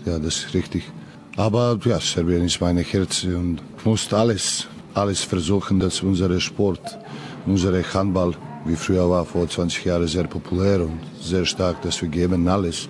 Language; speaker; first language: German; non-native, learner; Serbian